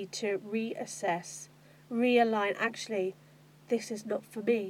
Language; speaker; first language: English; native; English